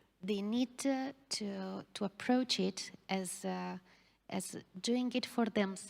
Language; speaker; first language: English; non-native, fluent; Italian